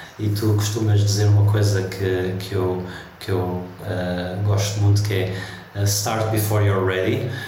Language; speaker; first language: Portuguese; early bilingual, heritage; Portuguese